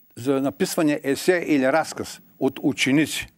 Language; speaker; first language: Bulgarian; native; Bulgarian